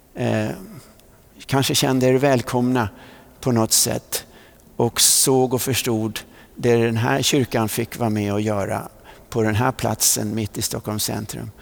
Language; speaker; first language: Swedish; native; Swedish